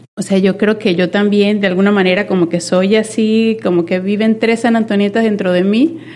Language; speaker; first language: Spanish; native; Spanish